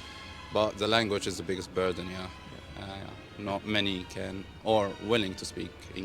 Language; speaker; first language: English; non-native, fluent; Arabic